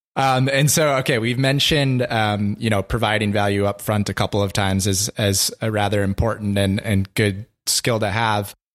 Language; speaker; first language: English; native; English